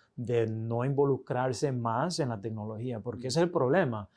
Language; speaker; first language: Spanish; early bilingual, heritage; Spanish